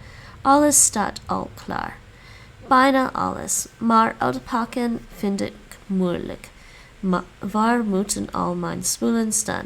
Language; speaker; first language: Dutch; non-native, learner; English